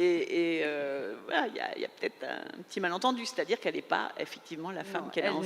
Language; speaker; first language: French; native; French